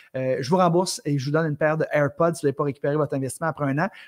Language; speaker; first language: French; native; French